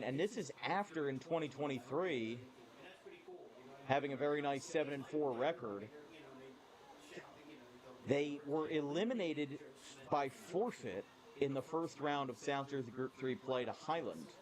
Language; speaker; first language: English; native; English